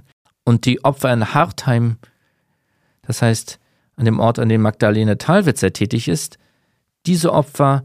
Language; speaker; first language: German; native; German